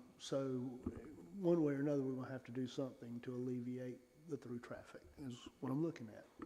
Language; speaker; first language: English; native; English